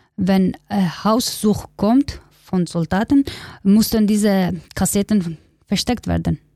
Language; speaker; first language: German; non-native, learner; Kurdish